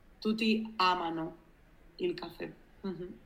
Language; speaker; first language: Italian; non-native, learner; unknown